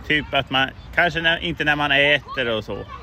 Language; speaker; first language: Swedish; native; Swedish